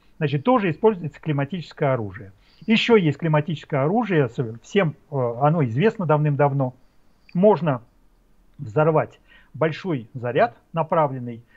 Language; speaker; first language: Russian; native; Russian